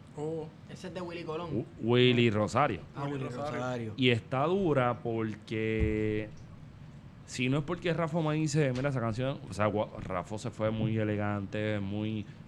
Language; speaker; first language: Spanish; native; Spanish